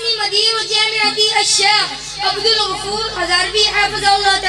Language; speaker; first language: Arabic; non-native, learner; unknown